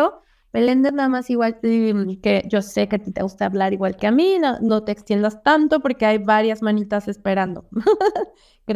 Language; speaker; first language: Spanish; native; Spanish